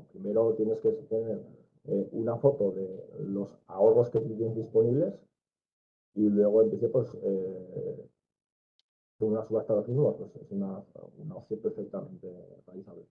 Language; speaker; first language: Spanish; native; Spanish